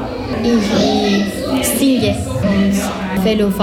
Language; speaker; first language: German; non-native, learner; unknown